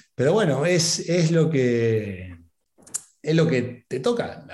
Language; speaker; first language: Spanish; native; Spanish